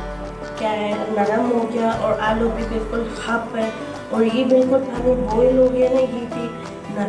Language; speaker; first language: Hindi; non-native, learner; Filipino